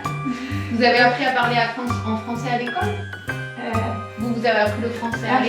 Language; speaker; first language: French; native; French